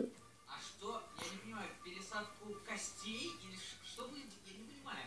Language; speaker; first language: Russian; native; Russian